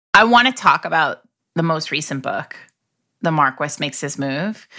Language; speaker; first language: English; early bilingual, other home language; Italian